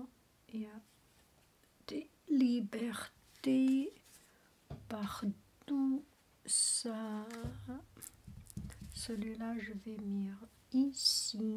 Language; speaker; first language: French; non-native, learner; Chinese